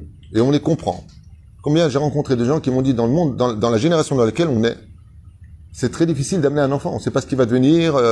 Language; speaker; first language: French; native; French